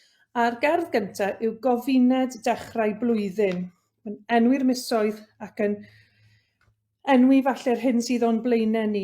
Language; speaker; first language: Welsh; native; Welsh